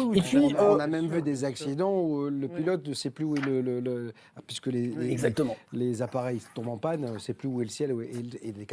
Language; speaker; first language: French; native; French